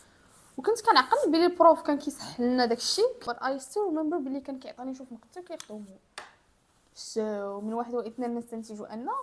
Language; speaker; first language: Arabic; native; Arabic